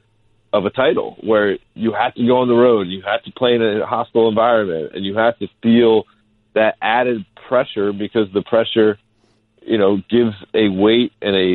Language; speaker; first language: English; native; English